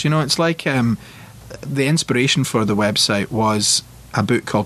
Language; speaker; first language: English; native; English